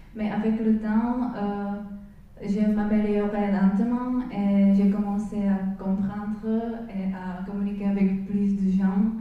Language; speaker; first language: French; non-native, fluent; Czech